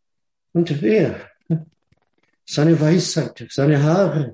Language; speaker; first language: German; non-native, fluent; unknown